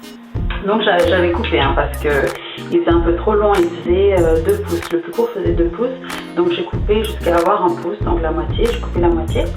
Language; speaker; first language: French; native; French